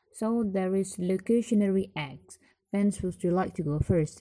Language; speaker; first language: English; non-native, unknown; Indonesian